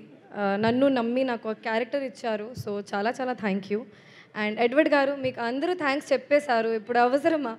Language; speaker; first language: Telugu; non-native, learner; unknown